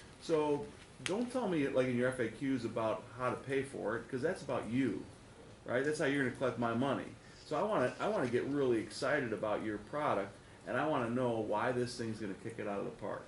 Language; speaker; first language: English; native; English